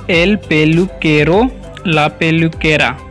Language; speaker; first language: Spanish; non-native, learner; Hindi